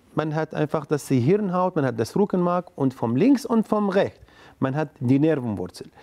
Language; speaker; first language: German; non-native, fluent; Arabic